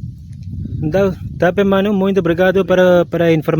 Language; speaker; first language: Portuguese; non-native, learner; Malayalam